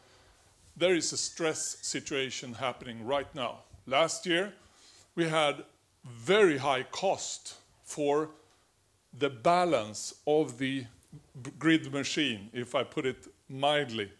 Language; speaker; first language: English; non-native, fluent; Swedish